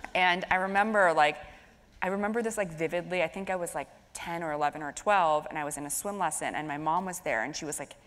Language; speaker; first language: English; native; English